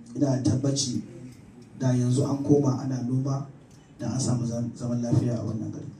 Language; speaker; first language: Hausa; native; Hausa